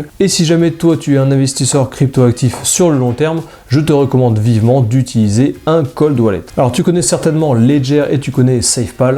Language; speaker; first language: French; native; French